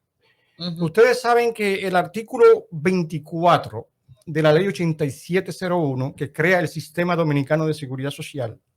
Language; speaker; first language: Spanish; native; Spanish